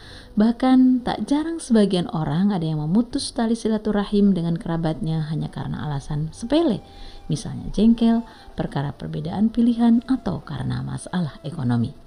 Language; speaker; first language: Indonesian; native; Indonesian